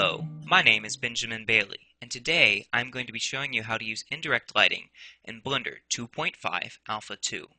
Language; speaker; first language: English; native; English